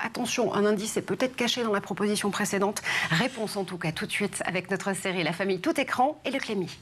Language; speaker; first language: French; native; French